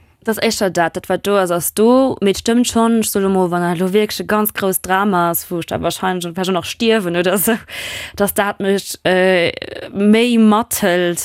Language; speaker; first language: Luxembourgish; non-native, local second language; German